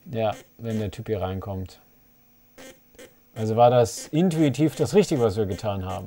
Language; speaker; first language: German; native; German